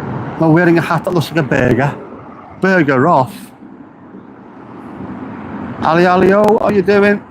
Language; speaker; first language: English; native; English